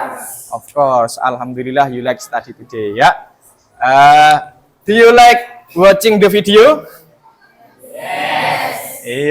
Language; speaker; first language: English; non-native, fluent; Indonesian